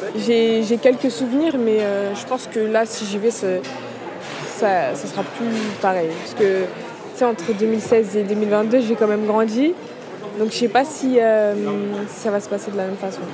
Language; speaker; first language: French; early bilingual, other home language; Kabuverdianu